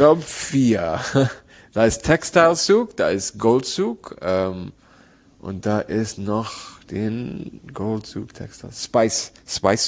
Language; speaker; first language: German; non-native, learner; Arabic